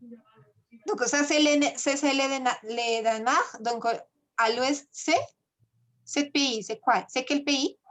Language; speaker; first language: French; non-native, fluent; Spanish